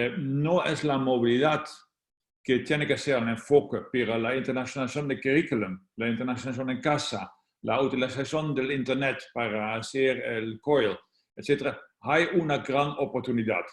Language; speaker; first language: Spanish; non-native, fluent; Dutch